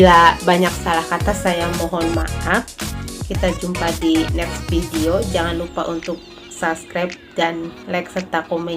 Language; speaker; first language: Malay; non-native, local second language; Javanese